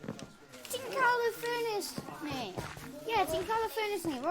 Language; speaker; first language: Welsh; non-native, local second language; English